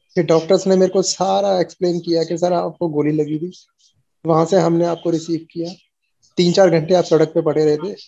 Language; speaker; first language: Hindi; native; Hindi